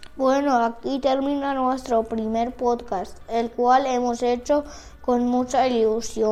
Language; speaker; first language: Spanish; early bilingual, other home language; Arabic